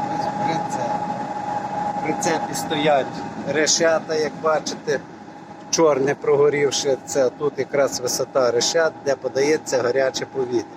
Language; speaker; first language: Ukrainian; native; Ukrainian